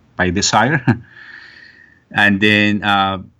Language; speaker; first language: English; non-native, fluent; Spanish